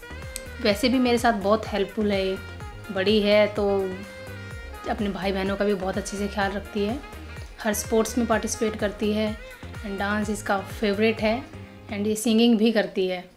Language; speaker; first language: Hindi; native; Hindi